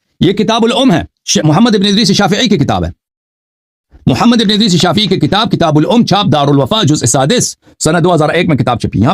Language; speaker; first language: Urdu; non-native, fluent; Persian